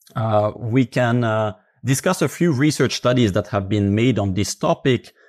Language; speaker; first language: English; non-native, fluent; Finnish